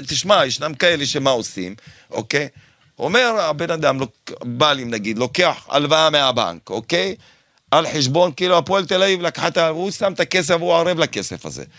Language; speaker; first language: Hebrew; native; Hebrew